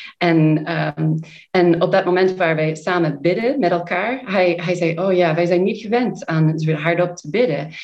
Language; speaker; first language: Dutch; non-native, fluent; English